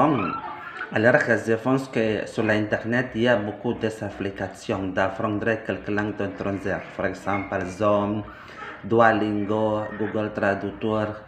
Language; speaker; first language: French; non-native, learner; Indonesian